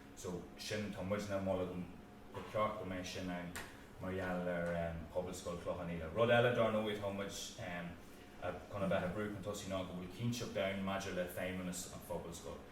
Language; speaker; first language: Irish; native; Irish